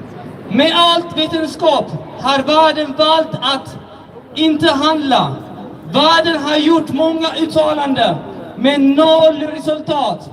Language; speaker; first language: Swedish; early bilingual, other home language; Tigrinya